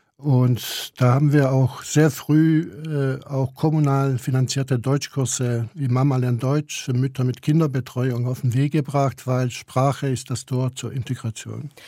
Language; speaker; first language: German; early bilingual, other home language; Croatian